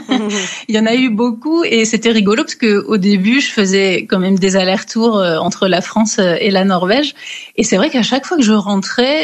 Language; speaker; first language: French; native; French